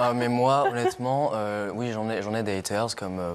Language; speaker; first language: French; native; French